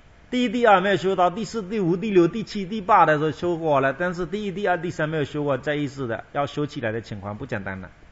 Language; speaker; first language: Chinese; non-native, fluent; Burmese